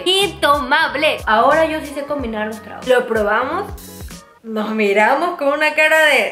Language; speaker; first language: Spanish; native; Spanish